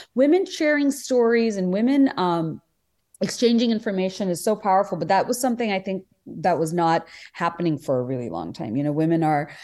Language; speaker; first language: English; non-native, local second language; Bangla